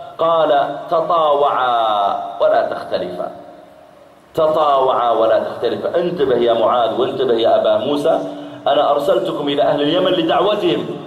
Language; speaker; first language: Arabic; native; Arabic